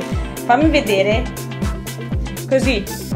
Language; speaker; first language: Italian; non-native, fluent; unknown